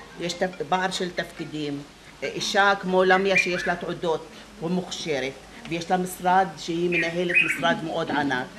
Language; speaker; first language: Hebrew; non-native, local second language; Arabic